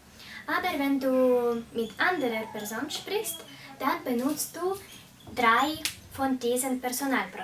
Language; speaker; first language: German; non-native, fluent; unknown